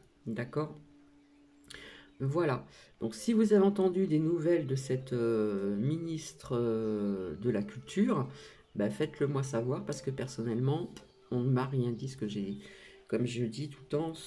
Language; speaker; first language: French; native; French